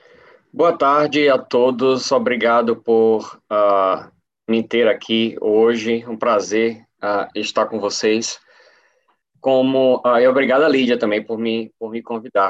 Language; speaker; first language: Portuguese; native; Portuguese